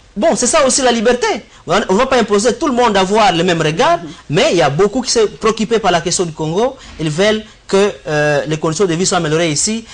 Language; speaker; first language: French; non-native, local second language; Swahili